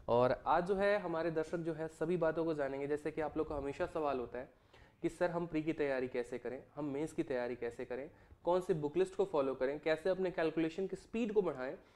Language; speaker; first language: Hindi; native; Hindi